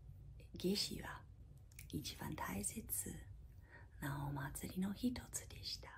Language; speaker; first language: Japanese; non-native, fluent; English